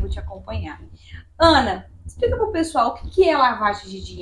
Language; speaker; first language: Portuguese; native; Portuguese